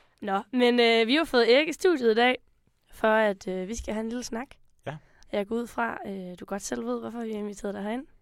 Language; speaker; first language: Danish; native; Danish